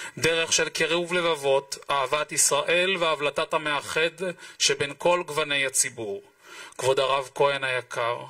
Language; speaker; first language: Hebrew; native; Hebrew